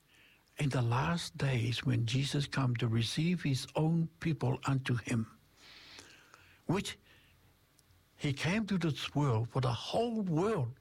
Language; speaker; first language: English; non-native, fluent; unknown